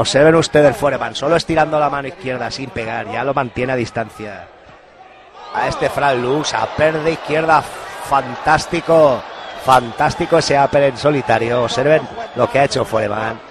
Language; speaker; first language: Spanish; native; Spanish